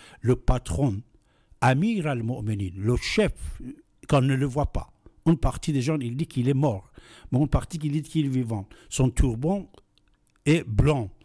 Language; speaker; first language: French; non-native, fluent; Persian